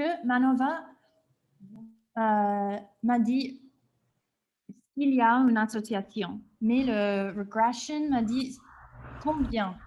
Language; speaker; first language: French; non-native, fluent; English